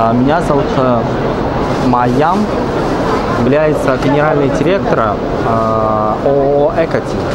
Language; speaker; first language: Russian; non-native, learner; Chinese